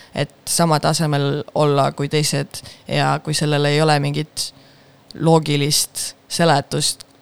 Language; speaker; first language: Estonian; non-native, local second language; Russian